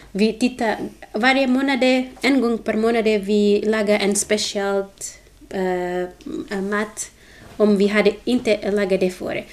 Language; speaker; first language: Swedish; non-native, learner; Portuguese